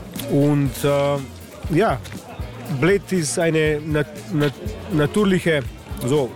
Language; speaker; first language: German; non-native, learner; Slovenian